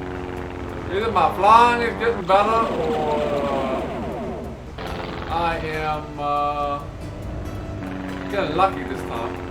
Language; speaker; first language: English; native; English